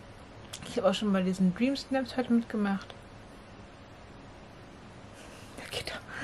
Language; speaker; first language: German; native; German